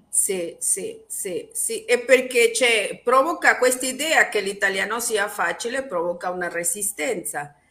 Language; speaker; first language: Italian; non-native, fluent; Spanish